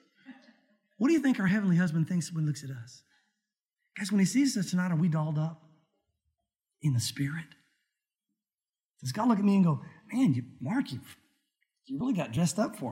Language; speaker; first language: English; native; English